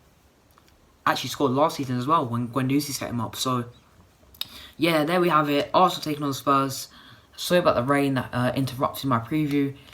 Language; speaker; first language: English; native; English